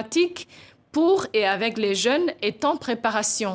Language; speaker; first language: French; non-native, local second language; Kinyarwanda